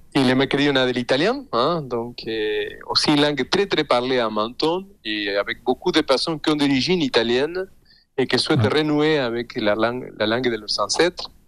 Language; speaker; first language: French; non-native, fluent; Spanish